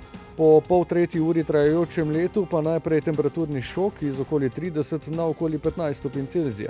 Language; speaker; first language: Slovenian; native; Slovenian